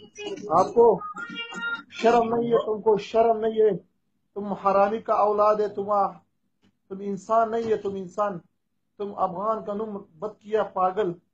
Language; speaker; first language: Hindi; non-native, learner; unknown